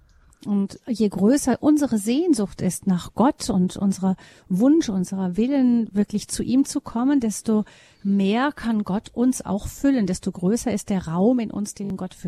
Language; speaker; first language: German; native; German